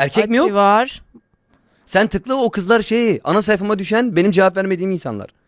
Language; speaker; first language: Turkish; native; Turkish